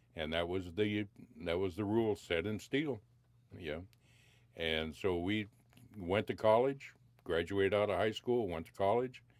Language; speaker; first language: English; native; English